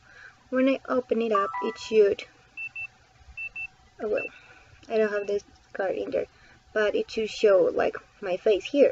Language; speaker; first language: English; non-native, fluent; Spanish